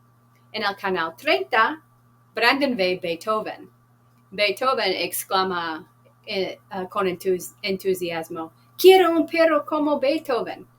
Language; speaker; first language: Spanish; non-native, fluent; English